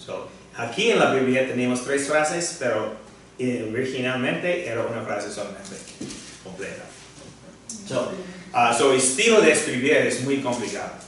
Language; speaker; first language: Spanish; non-native, fluent; English